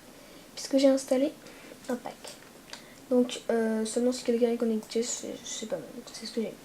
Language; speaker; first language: French; native; French